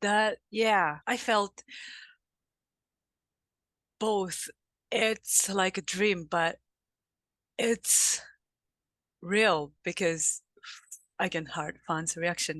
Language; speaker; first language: English; non-native, learner; Japanese